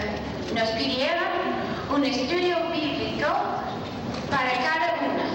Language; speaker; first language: Spanish; non-native, fluent; English